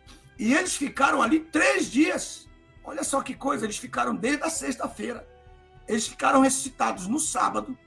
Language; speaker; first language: Portuguese; native; Portuguese